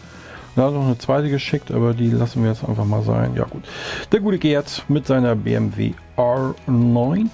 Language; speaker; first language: German; native; German